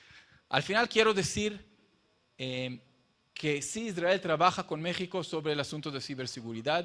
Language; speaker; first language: Spanish; non-native, fluent; Hebrew